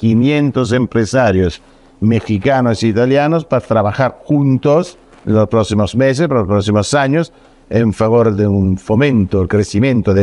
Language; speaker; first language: Spanish; non-native, fluent; Italian